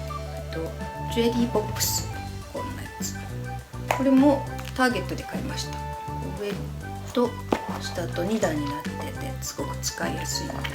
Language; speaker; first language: Japanese; native; Japanese